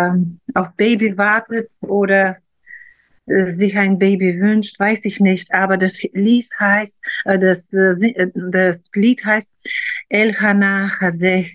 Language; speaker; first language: German; non-native, fluent; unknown